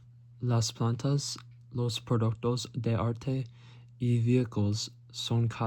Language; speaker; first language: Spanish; non-native, learner; English